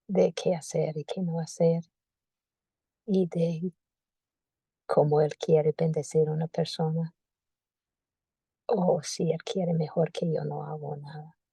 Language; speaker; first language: Spanish; non-native, fluent; English